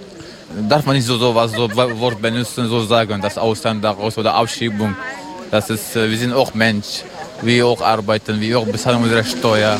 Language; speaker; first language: German; non-native, learner; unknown